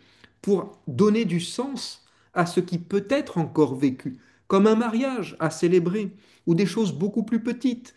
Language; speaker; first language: French; native; French